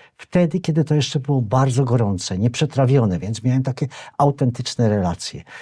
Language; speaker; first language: Polish; native; Polish